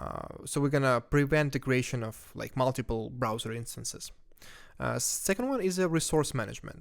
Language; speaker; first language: English; non-native, fluent; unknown